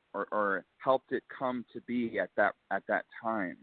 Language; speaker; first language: English; native; English